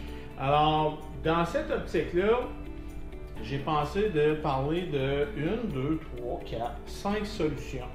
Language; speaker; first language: French; native; French